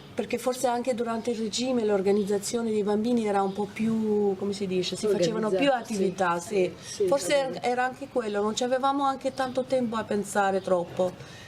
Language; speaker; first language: Italian; non-native, fluent; Albanian